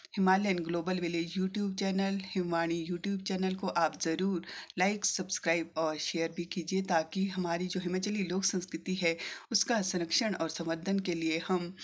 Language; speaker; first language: Hindi; native; Hindi